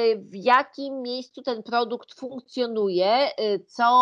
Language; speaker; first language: Polish; native; Polish